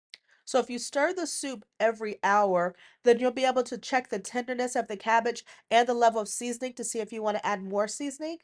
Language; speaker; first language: English; native; English